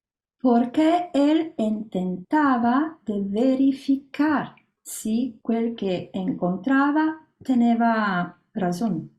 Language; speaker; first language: Spanish; non-native, learner; Italian